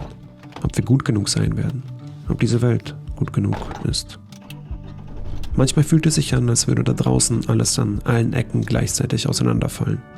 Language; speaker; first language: German; native; German